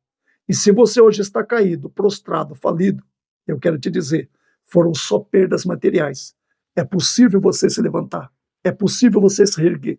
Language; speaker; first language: Portuguese; native; Portuguese